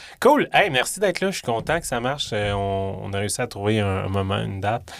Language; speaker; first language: French; native; French